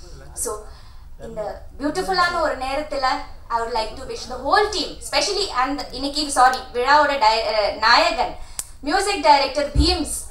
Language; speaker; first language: Tamil; non-native, local second language; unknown